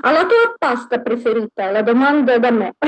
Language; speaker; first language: Italian; non-native, learner; Russian